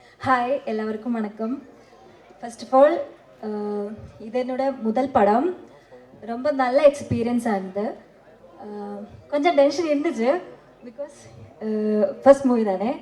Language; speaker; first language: Tamil; non-native, learner; Malayalam